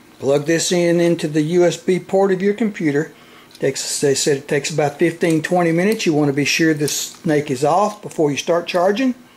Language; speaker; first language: English; native; English